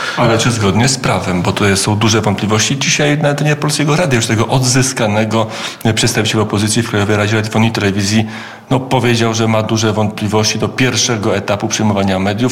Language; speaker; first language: Polish; native; Polish